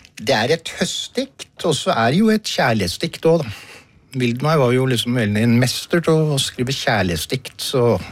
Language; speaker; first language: Norwegian; native; Norwegian